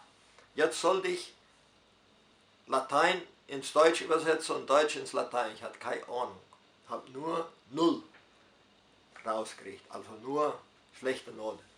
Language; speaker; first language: German; early bilingual, heritage; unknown